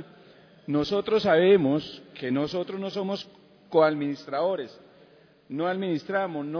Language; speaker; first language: Spanish; native; Spanish